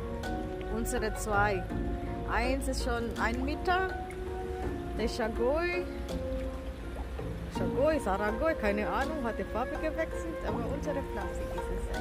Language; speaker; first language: German; non-native, learner; Filipino